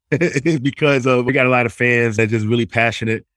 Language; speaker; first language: English; native; English